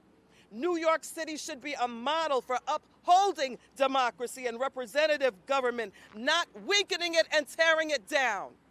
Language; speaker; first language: English; native; English